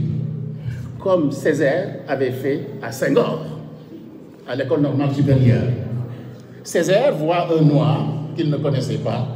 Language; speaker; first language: French; non-native, local second language; Wolof